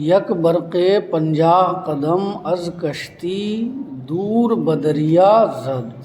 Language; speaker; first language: Persian; non-native, fluent; Urdu